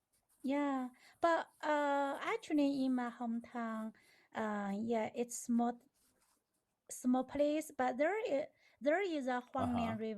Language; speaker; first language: English; non-native, learner; Chinese